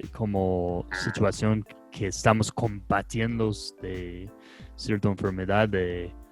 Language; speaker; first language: Spanish; non-native, fluent; English